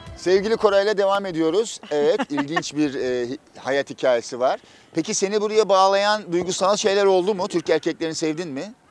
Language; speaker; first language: Turkish; native; Turkish